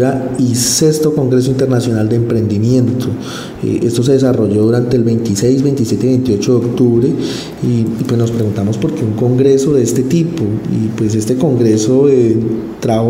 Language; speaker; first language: Spanish; native; Spanish